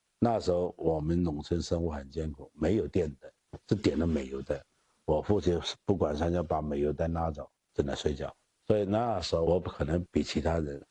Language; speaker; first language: Chinese; native; Chinese